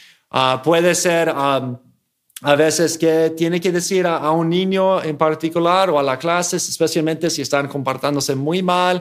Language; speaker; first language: Spanish; non-native, fluent; English